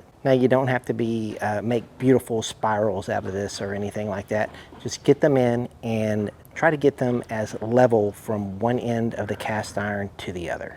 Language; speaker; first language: English; native; English